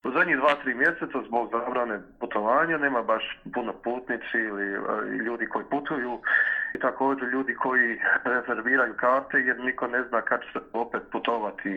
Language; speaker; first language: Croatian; early bilingual, heritage; Croatian